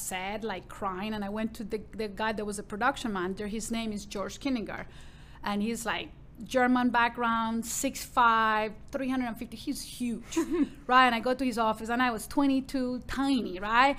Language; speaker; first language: English; non-native, fluent; Spanish